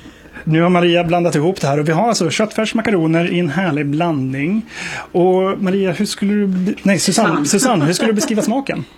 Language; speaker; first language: Swedish; native; Swedish